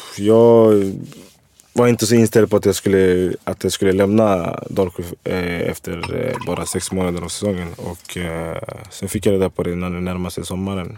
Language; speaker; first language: Swedish; early bilingual, other home language; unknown